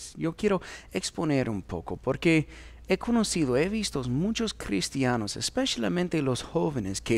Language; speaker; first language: Spanish; non-native, fluent; English